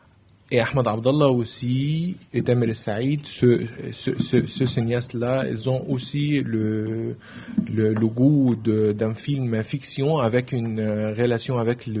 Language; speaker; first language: French; non-native, learner; Arabic